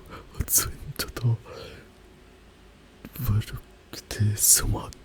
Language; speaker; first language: Japanese; non-native, learner; German